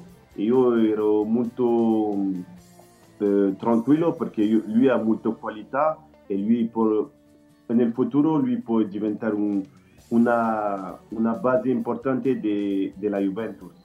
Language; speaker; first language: Italian; non-native, learner; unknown